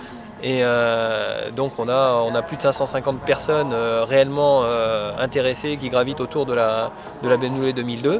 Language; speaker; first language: French; native; French